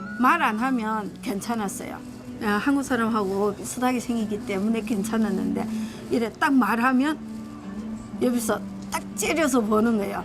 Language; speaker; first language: Korean; non-native, fluent; Chinese